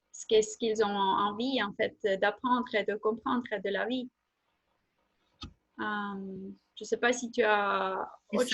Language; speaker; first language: French; non-native, fluent; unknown